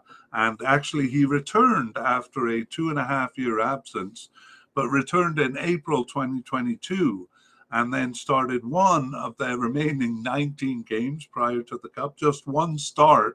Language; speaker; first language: English; native; English